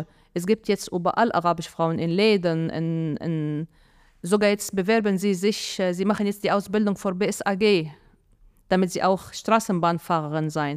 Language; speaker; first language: German; non-native, fluent; Arabic